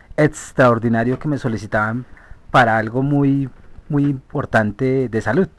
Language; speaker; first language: Spanish; native; Spanish